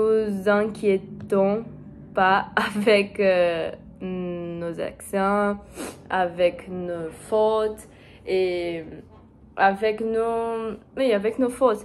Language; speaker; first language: French; non-native, learner; Portuguese